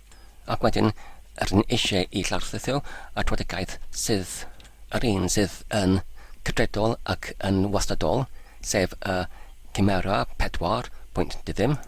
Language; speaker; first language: Welsh; non-native, learner; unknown